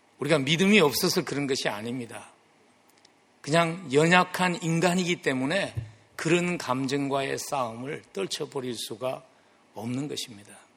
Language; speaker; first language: Korean; native; Korean